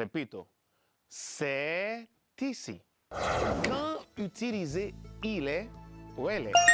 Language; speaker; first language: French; non-native, fluent; Spanish